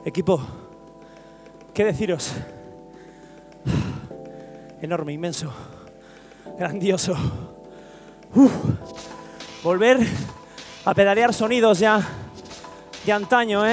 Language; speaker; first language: Spanish; native; Spanish